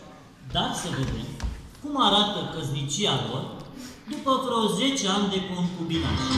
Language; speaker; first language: Romanian; native; Romanian